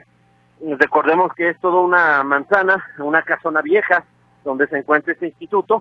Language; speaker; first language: Spanish; native; Spanish